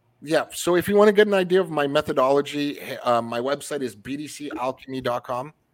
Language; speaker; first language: English; early bilingual, other home language; French